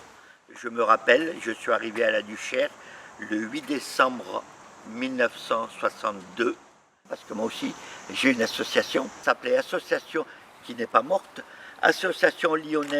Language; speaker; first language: French; native; French